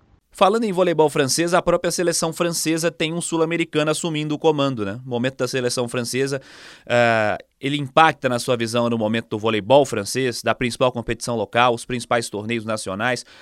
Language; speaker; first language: Portuguese; native; Portuguese